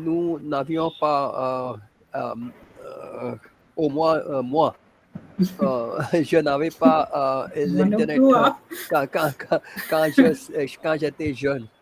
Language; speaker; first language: French; non-native, fluent; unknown